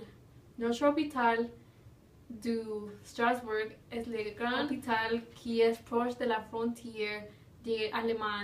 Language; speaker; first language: French; non-native, learner; English